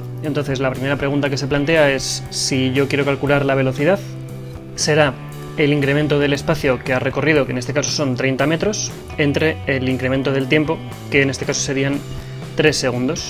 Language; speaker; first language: Spanish; native; Spanish